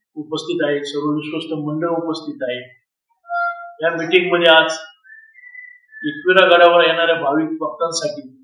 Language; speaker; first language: Marathi; native; Marathi